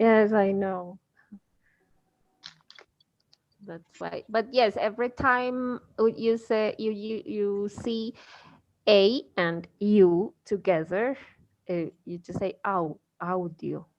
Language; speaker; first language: English; non-native, fluent; Spanish